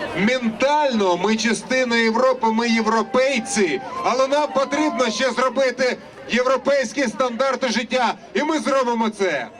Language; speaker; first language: Ukrainian; non-native, local second language; Russian